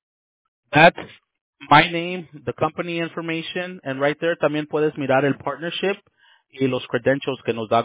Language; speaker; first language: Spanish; early bilingual, heritage; Spanish